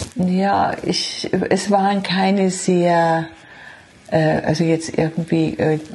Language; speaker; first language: German; native; German